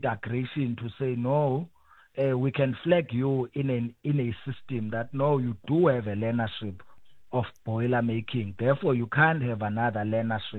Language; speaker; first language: English; non-native, local second language; Xhosa